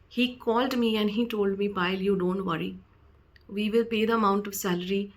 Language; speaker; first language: English; non-native, local second language; Bangla